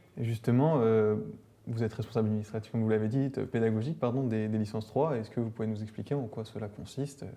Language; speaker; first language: French; native; French